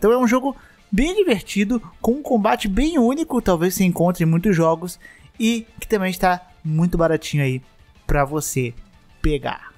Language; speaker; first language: Portuguese; native; Portuguese